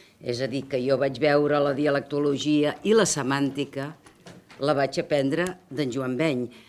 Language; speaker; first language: Catalan; native; Catalan